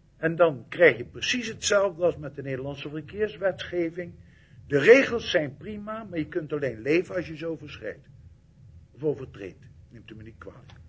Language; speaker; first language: Dutch; native; Dutch